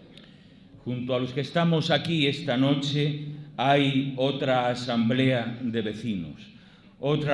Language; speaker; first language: Spanish; native; Spanish